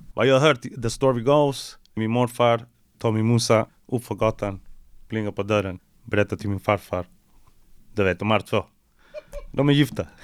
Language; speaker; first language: Swedish; early bilingual, other home language; Spanish